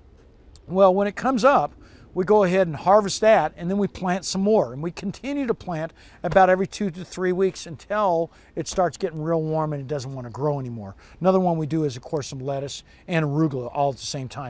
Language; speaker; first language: English; native; English